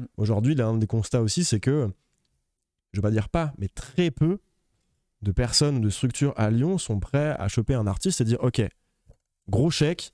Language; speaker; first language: French; native; French